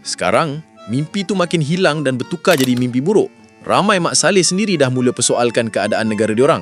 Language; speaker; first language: Malay; native; Malay